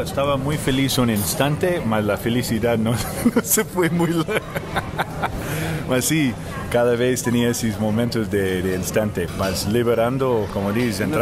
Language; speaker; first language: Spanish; non-native, fluent; English